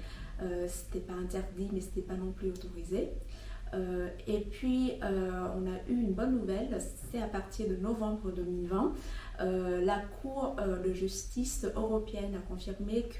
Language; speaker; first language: French; non-native, fluent; Vietnamese